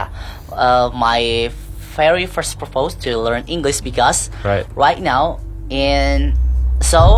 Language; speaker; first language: English; non-native, learner; Indonesian